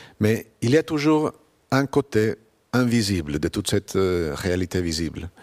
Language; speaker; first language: French; non-native, fluent; Spanish